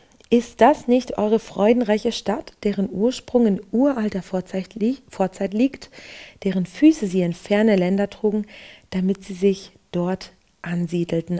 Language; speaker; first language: German; native; German